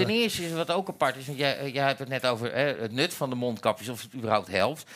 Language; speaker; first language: Dutch; native; Dutch